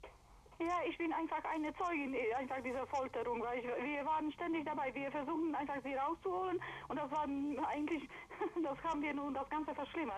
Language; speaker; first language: German; non-native, fluent; Polish